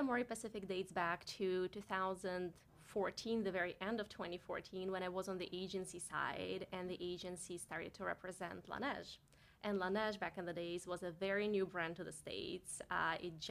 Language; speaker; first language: English; non-native, fluent; Russian